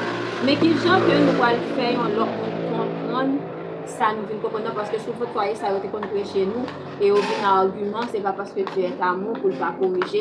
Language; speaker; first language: French; non-native, local second language; Haitian Creole